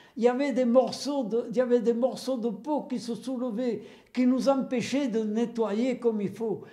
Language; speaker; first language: French; native; French